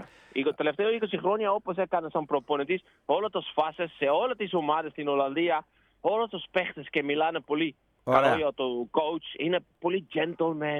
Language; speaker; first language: Greek; non-native, learner; Dutch